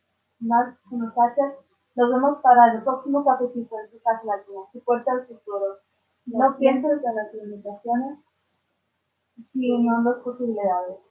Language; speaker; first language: Spanish; early bilingual, other home language; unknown